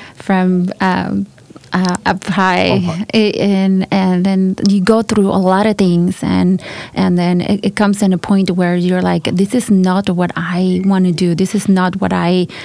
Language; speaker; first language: English; non-native, fluent; Spanish